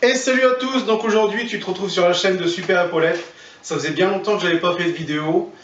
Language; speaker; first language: French; native; French